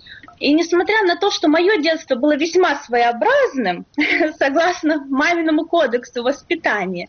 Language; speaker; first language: Russian; native; Russian